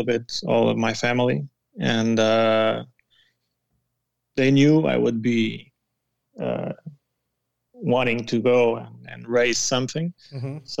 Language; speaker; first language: English; non-native, fluent; Portuguese